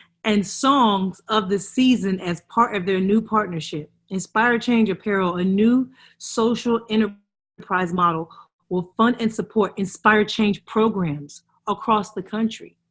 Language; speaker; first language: English; native; English